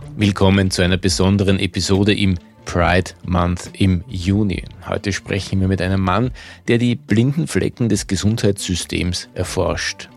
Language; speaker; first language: German; native; German